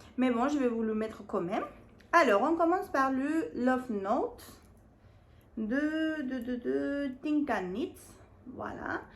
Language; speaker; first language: French; non-native, fluent; Spanish